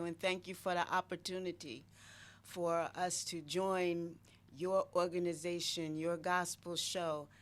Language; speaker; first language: English; native; English